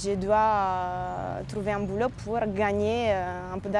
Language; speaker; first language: French; non-native, fluent; Italian